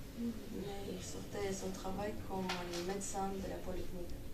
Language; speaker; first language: French; non-native, fluent; Armenian